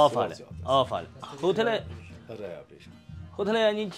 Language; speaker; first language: Persian; non-native, learner; Chinese